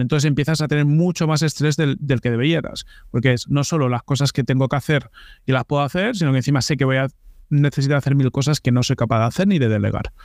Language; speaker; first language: Spanish; native; Spanish